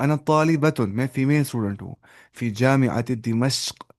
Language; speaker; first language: Arabic; non-native, fluent; Urdu